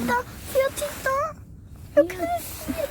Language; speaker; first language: Swedish; early bilingual, other home language; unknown